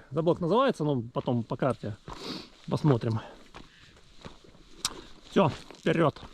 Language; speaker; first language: Russian; native; Russian